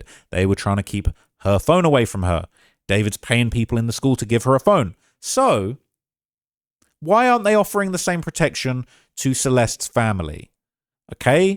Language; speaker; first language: English; native; English